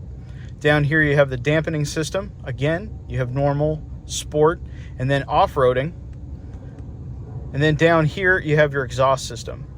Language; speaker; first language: English; native; English